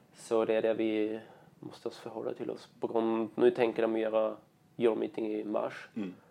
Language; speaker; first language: Swedish; non-native, fluent; German